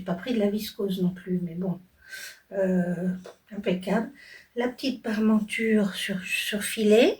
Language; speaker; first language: French; native; French